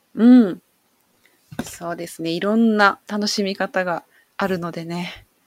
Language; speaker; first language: Japanese; native; Japanese